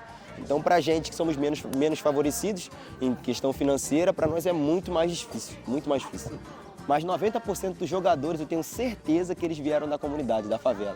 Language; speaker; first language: Portuguese; native; Portuguese